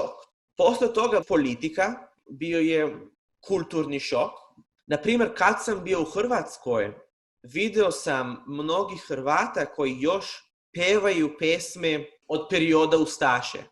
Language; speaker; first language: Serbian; non-native, fluent; Hebrew